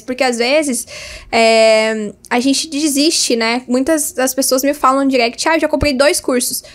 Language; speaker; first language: Portuguese; native; Portuguese